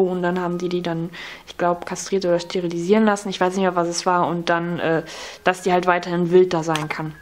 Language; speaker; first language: German; native; German